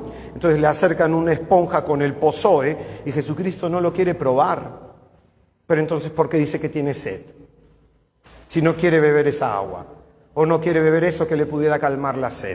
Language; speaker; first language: Spanish; native; Spanish